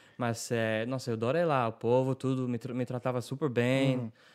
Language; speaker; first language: Portuguese; non-native, learner; English